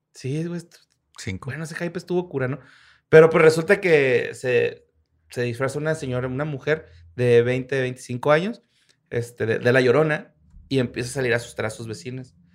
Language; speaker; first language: Spanish; native; Spanish